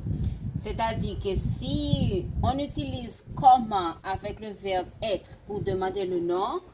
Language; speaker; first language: French; non-native, fluent; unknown